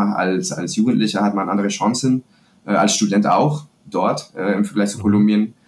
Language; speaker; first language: German; non-native, fluent; Spanish